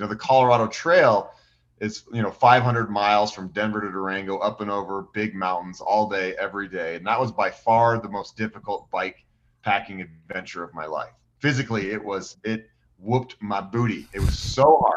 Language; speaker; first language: English; native; English